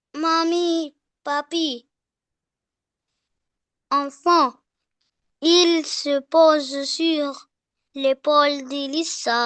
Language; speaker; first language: French; non-native, learner; Arabic